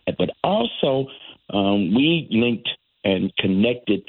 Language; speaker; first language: English; native; English